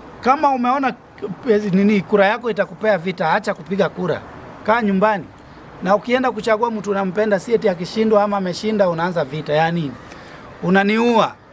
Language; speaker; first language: Swahili; non-native, local second language; Luo (Kenya and Tanzania)